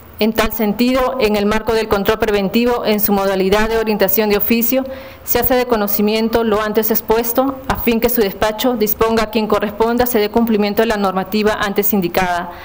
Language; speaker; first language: Spanish; native; Spanish